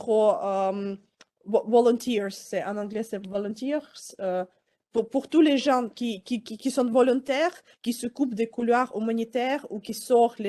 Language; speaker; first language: French; non-native, fluent; Ukrainian